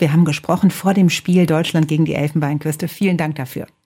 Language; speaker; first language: German; native; German